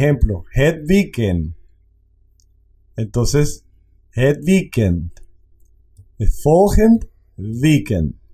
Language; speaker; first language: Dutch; non-native, learner; Spanish